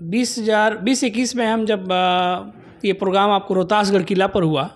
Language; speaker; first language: Hindi; native; Hindi